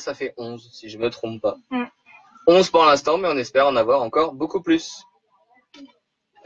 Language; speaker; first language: French; native; French